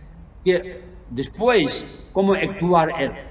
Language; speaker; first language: Spanish; non-native, learner; Tibetan